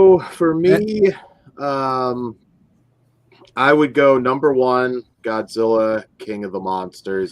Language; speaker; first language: English; native; English